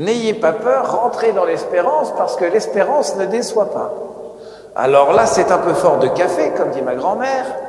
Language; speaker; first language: French; native; French